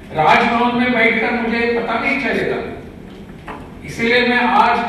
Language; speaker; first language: Hindi; non-native, local second language; Konkani